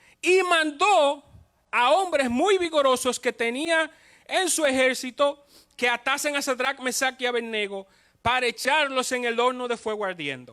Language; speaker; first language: Spanish; native; Spanish